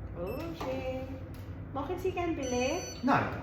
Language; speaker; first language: German; non-native, learner; Thai